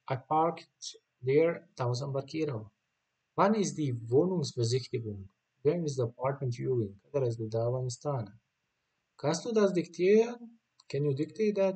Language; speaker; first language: German; non-native, fluent; Bosnian